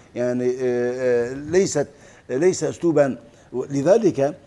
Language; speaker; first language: Arabic; non-native, fluent; Turkish